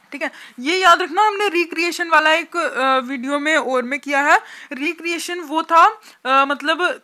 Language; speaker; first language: Hindi; native; Hindi